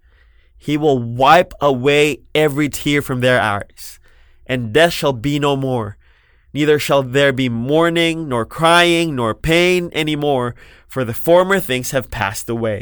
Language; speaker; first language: English; non-native, local second language; Filipino